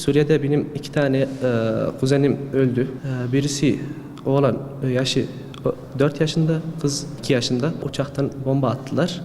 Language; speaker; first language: Turkish; early bilingual, other home language; Arabic